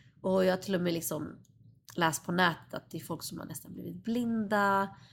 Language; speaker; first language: Swedish; native; Swedish